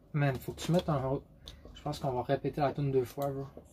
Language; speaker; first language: French; native; French